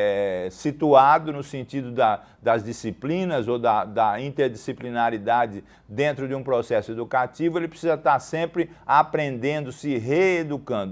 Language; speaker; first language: Portuguese; native; Portuguese